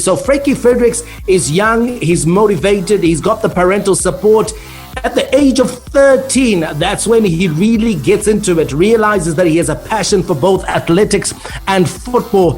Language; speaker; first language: English; native; English